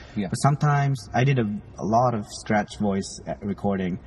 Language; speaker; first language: English; non-native, fluent; Japanese